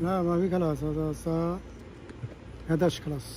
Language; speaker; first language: Arabic; non-native, learner; Bangla